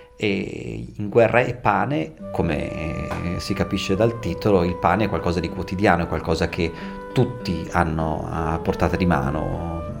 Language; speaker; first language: Italian; non-native, local second language; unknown